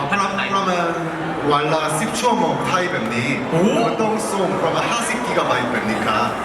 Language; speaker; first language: Thai; non-native, learner; Korean